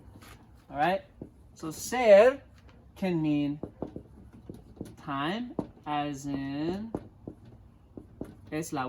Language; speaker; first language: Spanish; non-native, fluent; English